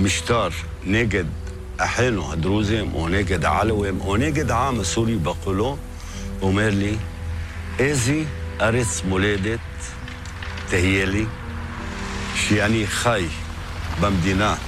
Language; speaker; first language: Hebrew; non-native, local second language; Arabic